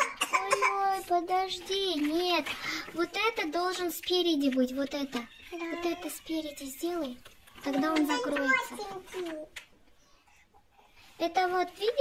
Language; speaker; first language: Russian; non-native, local second language; Kazakh